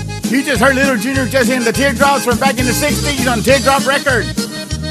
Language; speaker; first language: English; early bilingual, other home language; Spanish